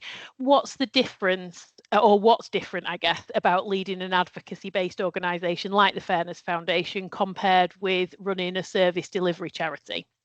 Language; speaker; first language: English; native; English